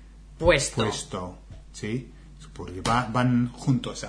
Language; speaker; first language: Spanish; non-native, fluent; English